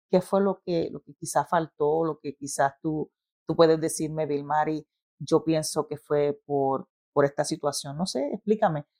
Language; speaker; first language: Spanish; native; Spanish